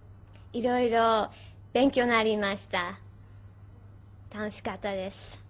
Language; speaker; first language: Japanese; non-native, learner; English